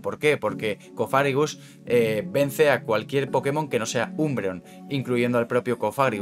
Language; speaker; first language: Spanish; native; Spanish